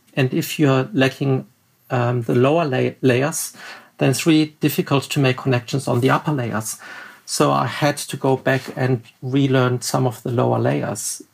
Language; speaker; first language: English; non-native, fluent; German